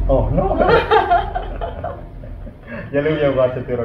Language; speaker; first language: Polish; non-native, learner; Balinese